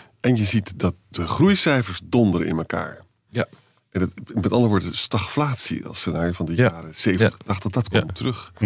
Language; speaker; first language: Dutch; native; Dutch